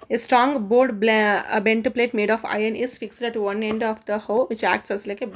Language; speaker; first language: English; non-native, local second language; Tamil